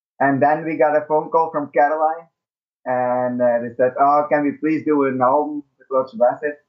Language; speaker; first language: English; non-native, fluent; Dutch